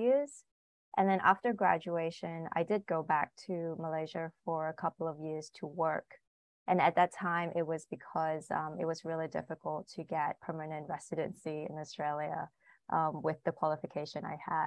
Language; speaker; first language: English; non-native, local second language; Chinese